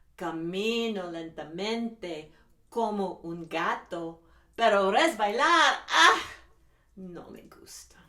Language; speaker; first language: Spanish; non-native, learner; English